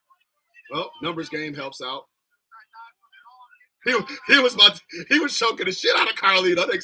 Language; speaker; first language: English; native; English